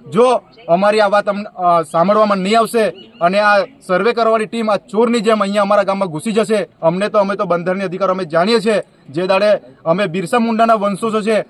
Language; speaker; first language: Gujarati; non-native, local second language; Bhili